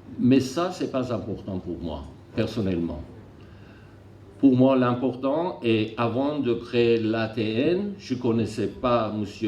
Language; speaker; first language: French; non-native, learner; Armenian